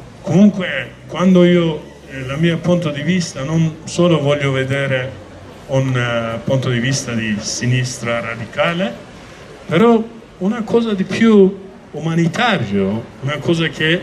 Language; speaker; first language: Italian; non-native, learner; Kurdish